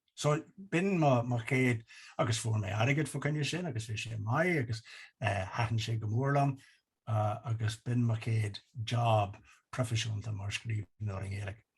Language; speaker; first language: Irish; non-native, local second language; English